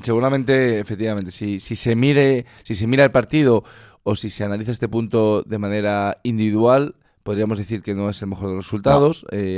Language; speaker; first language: Spanish; native; Spanish